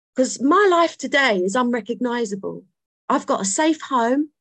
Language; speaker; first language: English; native; English